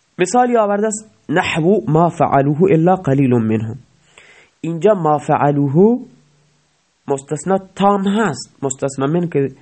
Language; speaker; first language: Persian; non-native, local second language; Baluchi